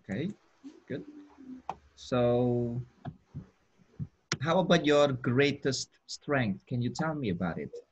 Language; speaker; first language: English; non-native, fluent; Indonesian